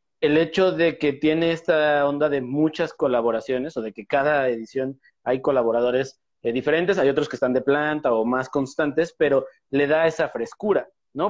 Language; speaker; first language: Spanish; native; Spanish